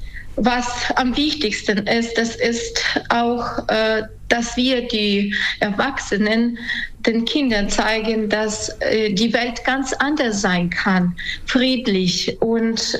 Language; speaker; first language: German; non-native, fluent; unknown